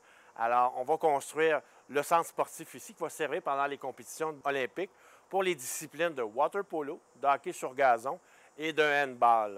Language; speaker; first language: French; native; French